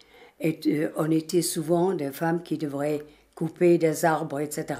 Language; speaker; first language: French; non-native, fluent; German